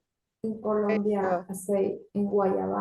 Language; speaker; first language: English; non-native, learner; Spanish